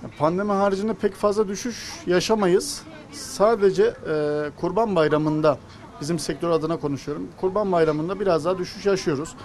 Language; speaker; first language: Turkish; native; Turkish